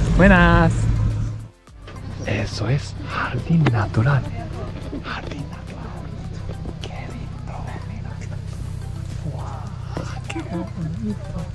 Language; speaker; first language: Spanish; non-native, learner; Japanese